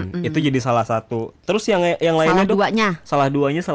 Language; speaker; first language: Indonesian; native; Indonesian